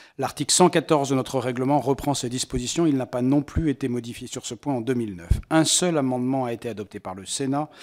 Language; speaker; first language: French; native; French